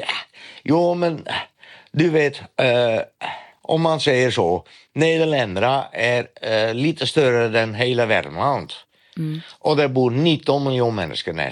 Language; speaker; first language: Swedish; non-native, fluent; Dutch